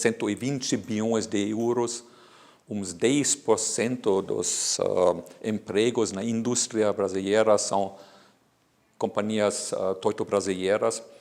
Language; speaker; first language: Portuguese; non-native, fluent; German